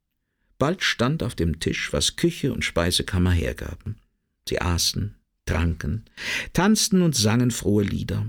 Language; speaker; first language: German; native; German